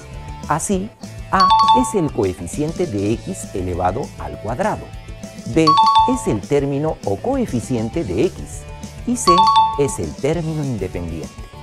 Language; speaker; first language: Spanish; native; Spanish